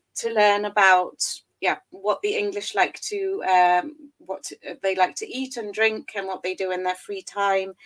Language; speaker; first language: English; native; English